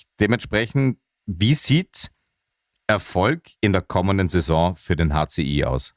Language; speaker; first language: German; native; German